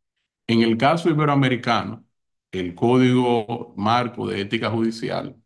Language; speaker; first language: Spanish; native; Spanish